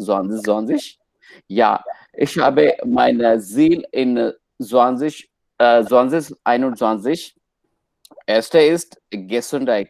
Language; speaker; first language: German; non-native, learner; Hindi